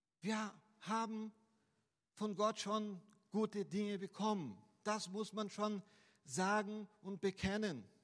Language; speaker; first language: German; non-native, fluent; Portuguese